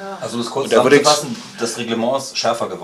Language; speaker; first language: German; native; German